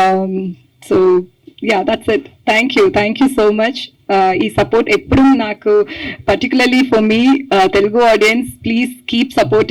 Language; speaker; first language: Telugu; non-native, learner; Tamil